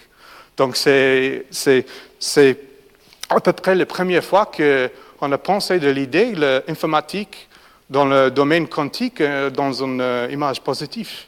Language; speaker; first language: French; non-native, fluent; English